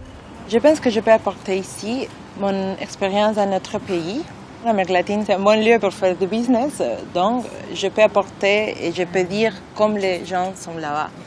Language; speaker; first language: French; non-native, learner; Spanish